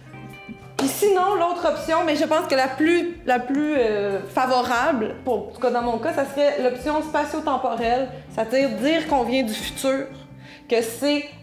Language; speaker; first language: French; native; French